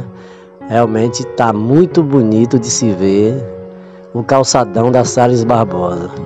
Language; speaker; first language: Portuguese; native; Portuguese